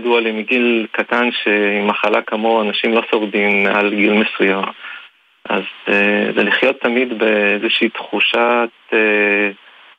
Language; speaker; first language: Hebrew; native; Hebrew